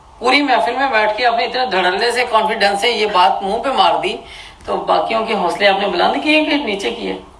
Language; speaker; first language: Urdu; early bilingual, heritage; Urdu